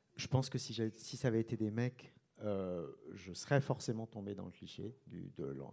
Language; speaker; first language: French; native; French